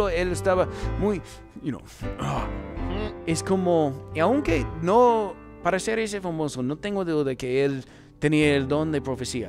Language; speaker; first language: Spanish; non-native, fluent; English